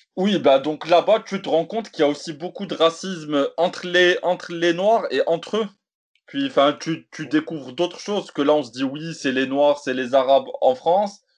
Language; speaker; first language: French; native; French